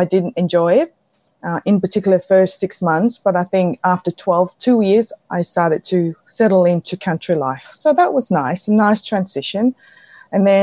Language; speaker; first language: English; non-native, fluent; Samoan